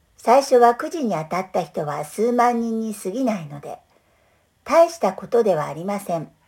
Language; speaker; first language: Japanese; non-native, fluent; English